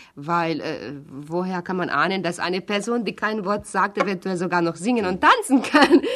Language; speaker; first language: German; non-native, fluent; Hungarian